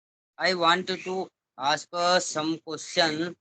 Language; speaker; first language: English; non-native, learner; Hindi